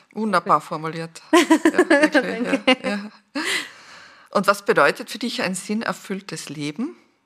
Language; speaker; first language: German; native; German